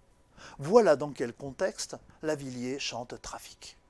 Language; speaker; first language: French; native; French